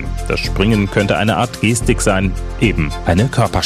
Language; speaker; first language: German; native; German